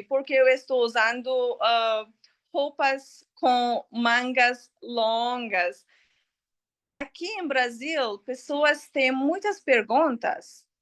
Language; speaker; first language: Portuguese; non-native, learner; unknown